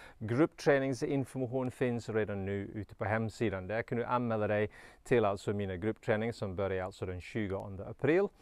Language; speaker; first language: Swedish; non-native, fluent; English